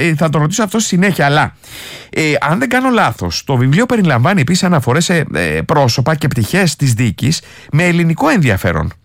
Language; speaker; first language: Greek; native; Greek